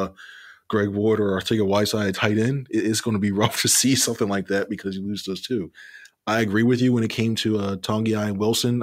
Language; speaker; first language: English; native; English